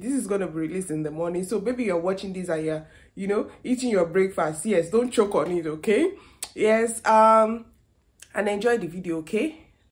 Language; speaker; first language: English; non-native, local second language; Yoruba